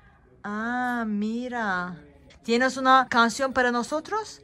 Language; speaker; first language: Spanish; non-native, learner; Turkish